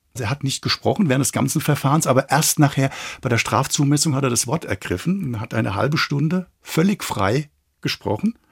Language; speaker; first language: German; native; German